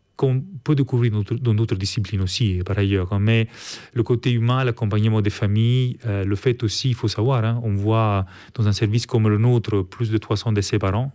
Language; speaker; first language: French; non-native, fluent; Italian